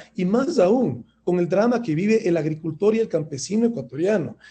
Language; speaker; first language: Spanish; native; Spanish